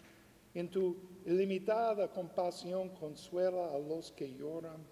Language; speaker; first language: Spanish; non-native, fluent; English